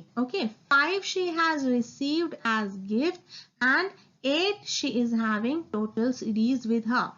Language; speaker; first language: English; non-native, local second language; Hindi